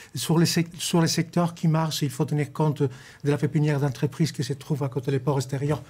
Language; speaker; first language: French; non-native, fluent; Spanish